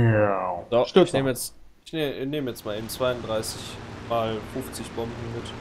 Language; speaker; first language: German; native; German